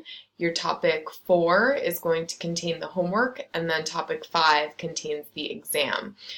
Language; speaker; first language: English; native; English